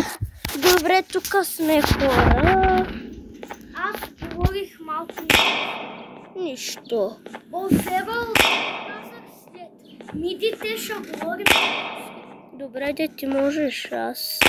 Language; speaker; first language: Bulgarian; non-native, local second language; Turkish